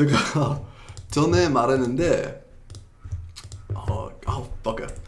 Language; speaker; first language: Korean; non-native, fluent; English